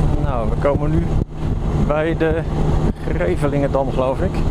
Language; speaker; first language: Dutch; native; Dutch